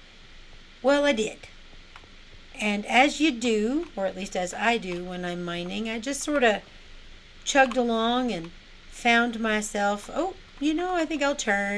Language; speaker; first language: English; native; English